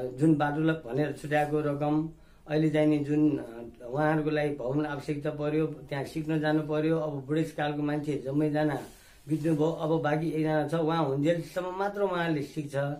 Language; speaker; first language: Nepali; non-native, local second language; Newari